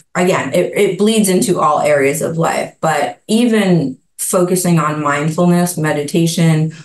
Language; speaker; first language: English; native; English